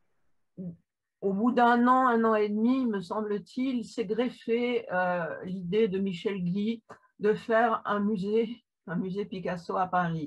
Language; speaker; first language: French; native; French